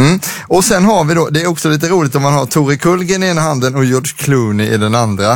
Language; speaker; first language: Swedish; native; Swedish